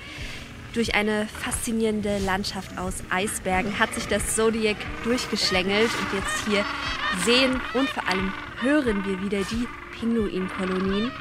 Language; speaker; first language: German; native; German